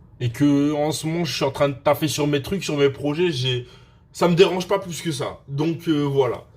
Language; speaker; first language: French; early bilingual, other home language; Russian